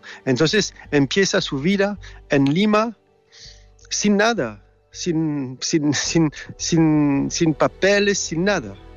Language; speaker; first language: Spanish; non-native, fluent; French